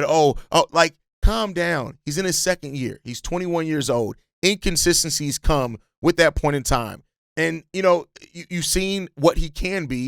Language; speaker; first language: English; native; English